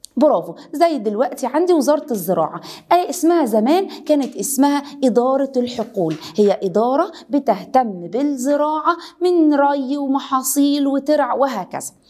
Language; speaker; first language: Arabic; native; Arabic